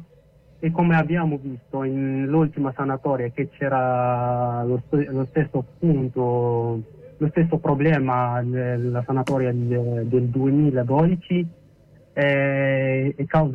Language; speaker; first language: Italian; non-native, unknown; Arabic